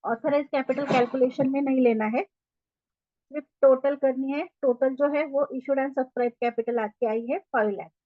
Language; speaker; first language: Hindi; non-native, local second language; Marathi